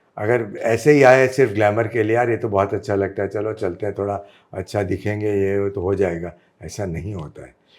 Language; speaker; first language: Hindi; non-native, local second language; Gujarati